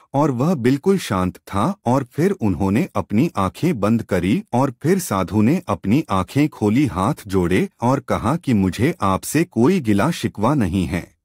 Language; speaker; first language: Hindi; non-native, local second language; Gujarati